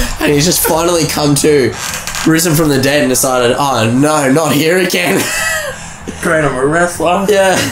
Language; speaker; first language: English; native; English